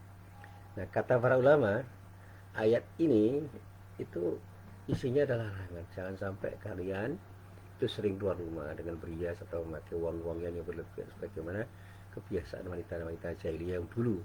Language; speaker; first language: Indonesian; native; Indonesian